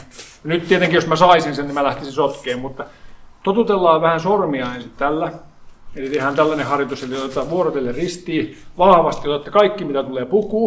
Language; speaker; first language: Finnish; native; Finnish